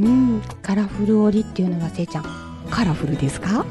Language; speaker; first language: Japanese; native; Japanese